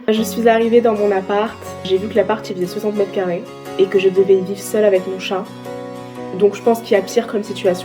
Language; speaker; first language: French; native; French